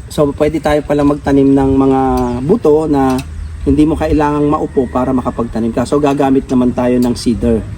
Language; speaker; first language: Filipino; native; Filipino